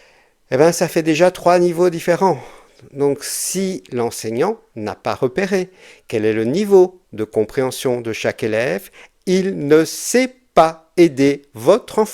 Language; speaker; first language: French; native; French